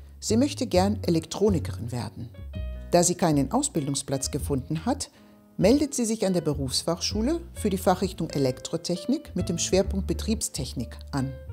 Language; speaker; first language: German; non-native, fluent; Greek